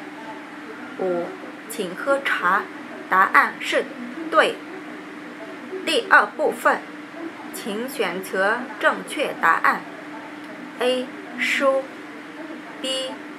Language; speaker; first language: Chinese; non-native, learner; Vietnamese